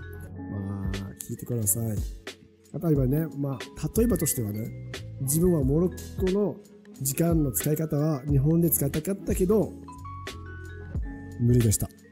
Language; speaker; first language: Japanese; non-native, fluent; Arabic